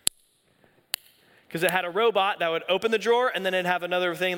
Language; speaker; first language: English; native; English